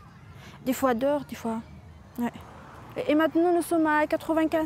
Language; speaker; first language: French; non-native, fluent; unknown